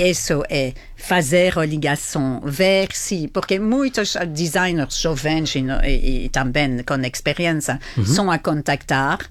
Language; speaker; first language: Portuguese; non-native, fluent; French